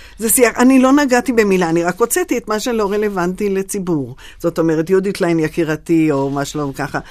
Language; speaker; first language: Hebrew; native; Hebrew